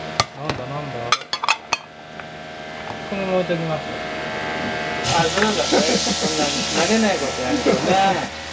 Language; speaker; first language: Japanese; native; Japanese